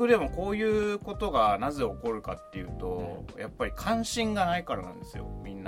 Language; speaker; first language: Japanese; native; Japanese